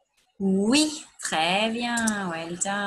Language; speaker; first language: French; non-native, fluent; English